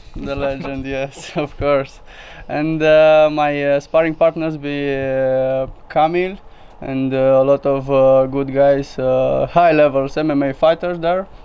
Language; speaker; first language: English; non-native, learner; Romanian